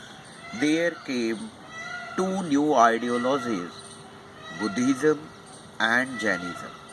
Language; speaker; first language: English; non-native, local second language; Hindi